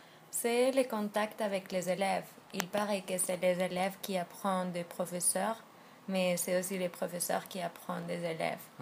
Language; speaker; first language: French; non-native, fluent; Spanish